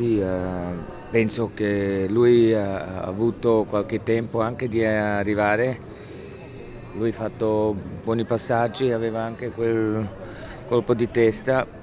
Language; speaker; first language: Italian; non-native, local second language; German